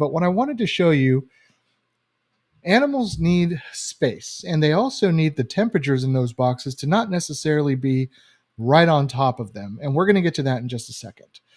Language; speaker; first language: English; native; English